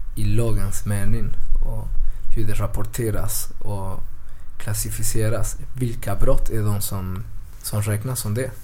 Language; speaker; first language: Swedish; early bilingual, other home language; Spanish